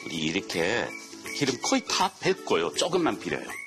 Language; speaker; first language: Korean; non-native, fluent; English